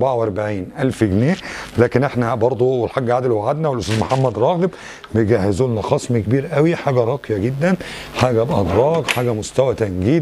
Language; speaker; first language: Arabic; native; Arabic